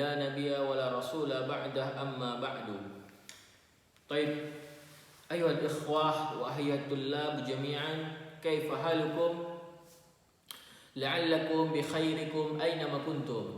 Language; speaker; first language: Arabic; non-native, fluent; Indonesian